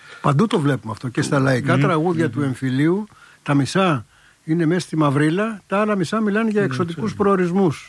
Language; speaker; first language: Greek; native; Greek